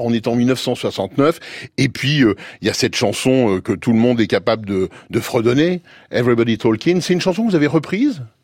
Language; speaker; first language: French; native; French